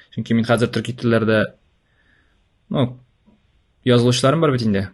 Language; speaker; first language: Tatar; native; Tatar